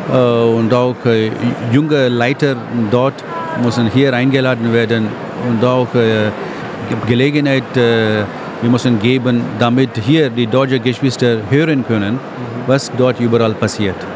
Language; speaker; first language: German; non-native, fluent; Tamil